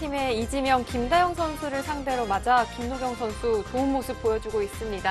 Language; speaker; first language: Korean; native; Korean